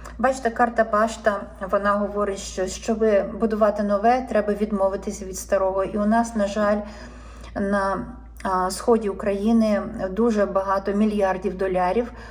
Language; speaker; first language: Ukrainian; native; Ukrainian